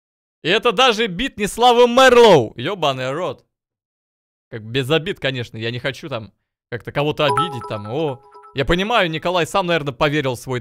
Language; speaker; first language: Russian; native; Russian